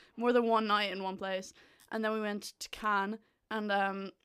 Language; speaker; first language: English; native; English